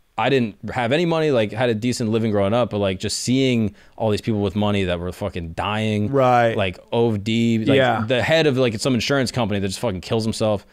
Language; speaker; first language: English; native; English